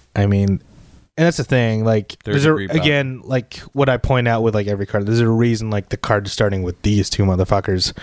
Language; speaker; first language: English; early bilingual, other home language; Filipino